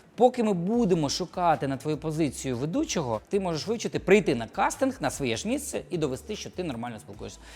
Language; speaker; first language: Ukrainian; non-native, local second language; Russian